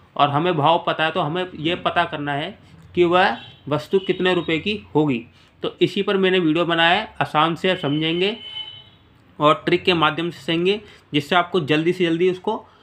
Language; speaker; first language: Hindi; native; Hindi